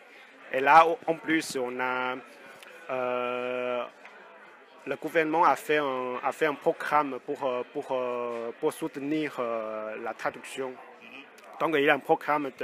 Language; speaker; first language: French; non-native, fluent; Chinese